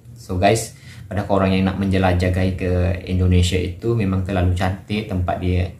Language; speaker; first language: Malay; native; Malay